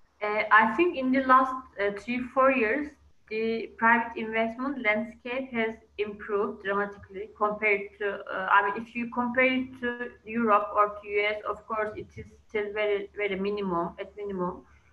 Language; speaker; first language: English; non-native, fluent; Turkish